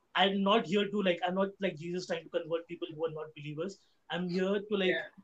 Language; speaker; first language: English; non-native, local second language; Hindi